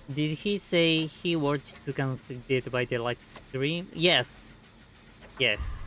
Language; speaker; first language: English; non-native, learner; Japanese